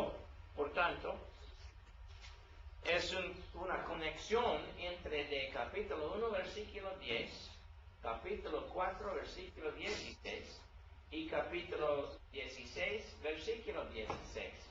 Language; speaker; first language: Spanish; non-native, learner; English